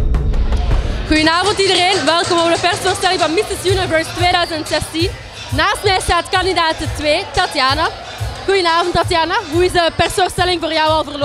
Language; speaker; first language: Dutch; native; Dutch